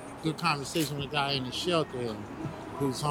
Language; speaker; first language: English; native; English